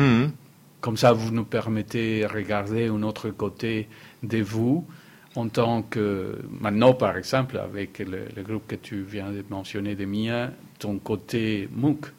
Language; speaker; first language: French; non-native, fluent; Spanish